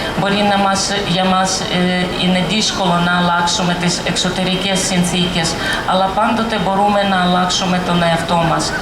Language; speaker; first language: Greek; non-native, fluent; Ukrainian